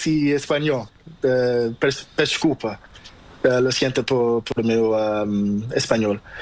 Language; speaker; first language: Spanish; non-native, learner; Portuguese